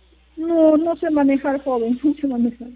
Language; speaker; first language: Spanish; native; Spanish